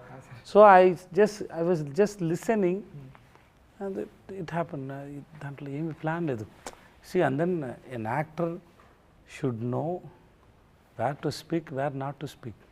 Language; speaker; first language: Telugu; non-native, learner; Tamil